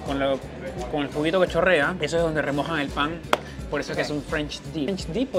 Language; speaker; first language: Spanish; native; Spanish